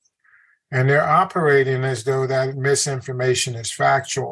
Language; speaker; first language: English; native; English